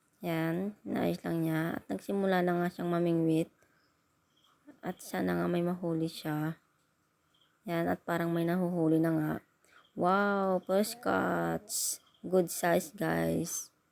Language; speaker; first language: Filipino; non-native, local second language; Iloko